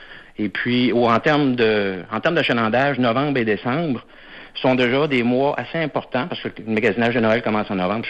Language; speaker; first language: French; native; French